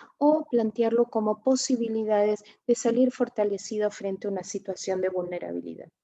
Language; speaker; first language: Spanish; native; Spanish